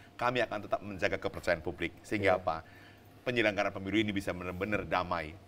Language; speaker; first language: Indonesian; native; Indonesian